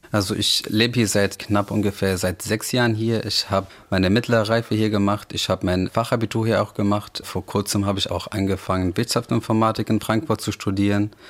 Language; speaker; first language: German; non-native, fluent; Arabic